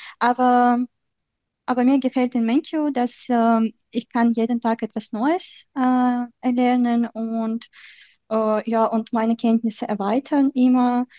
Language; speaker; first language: German; non-native, fluent; Ukrainian